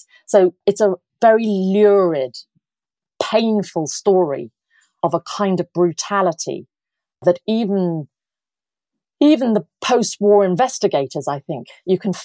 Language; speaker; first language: English; native; English